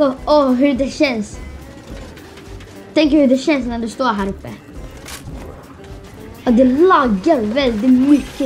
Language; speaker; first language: Swedish; non-native, learner; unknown